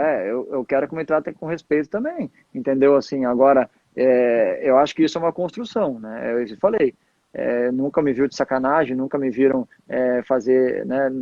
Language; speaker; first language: Portuguese; native; Portuguese